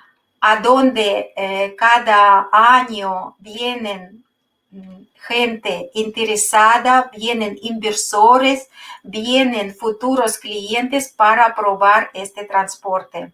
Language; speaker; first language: Spanish; non-native, fluent; Russian